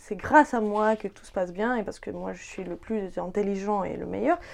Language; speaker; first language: French; non-native, fluent; Ukrainian